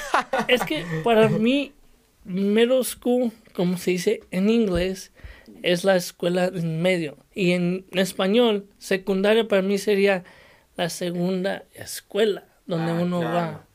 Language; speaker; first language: Spanish; native; Spanish